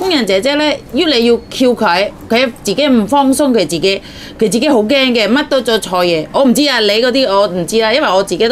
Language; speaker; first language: Cantonese; non-native, fluent; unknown